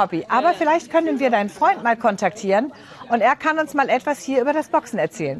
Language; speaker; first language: German; native; German